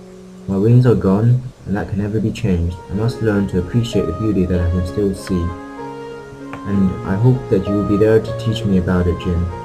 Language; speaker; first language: English; native; English